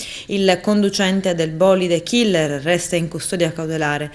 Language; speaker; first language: Italian; native; Italian